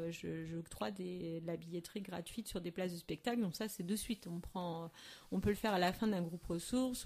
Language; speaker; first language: French; native; French